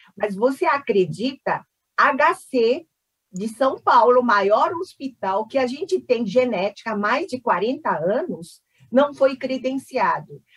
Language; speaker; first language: Portuguese; early bilingual, other home language; Korean